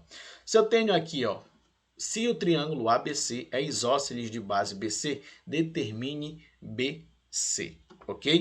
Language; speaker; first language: Portuguese; native; Portuguese